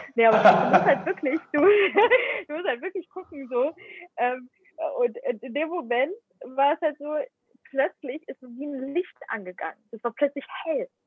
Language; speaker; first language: German; non-native, fluent; Ukrainian